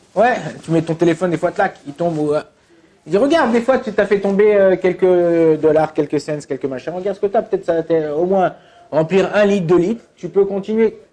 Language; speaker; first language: French; native; French